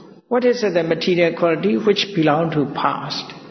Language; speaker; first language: English; non-native, fluent; Burmese